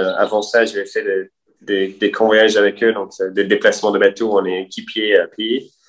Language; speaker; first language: French; non-native, fluent; English